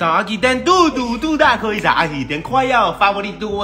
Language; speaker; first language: Portuguese; non-native, learner; Chinese